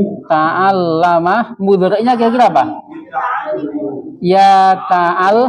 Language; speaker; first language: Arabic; non-native, fluent; Indonesian